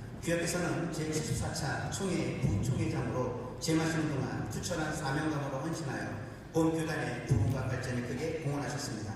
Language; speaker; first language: Korean; native; Korean